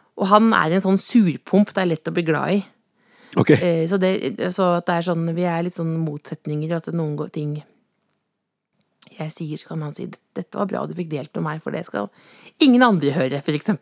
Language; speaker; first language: Norwegian; native; Norwegian